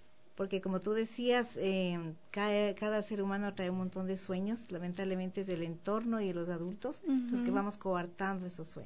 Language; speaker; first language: Spanish; native; Spanish